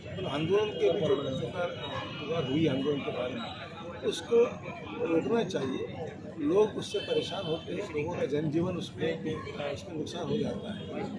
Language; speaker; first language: Hindi; non-native, local second language; Marathi